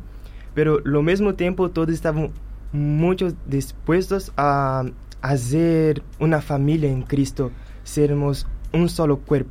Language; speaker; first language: Spanish; non-native, learner; Portuguese